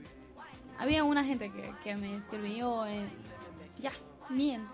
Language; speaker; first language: Spanish; non-native, learner; English